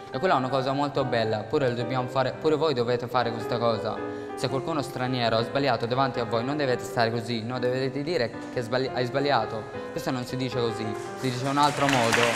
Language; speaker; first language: Italian; non-native, learner; Arabic